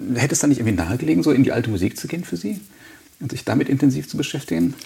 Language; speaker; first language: German; native; German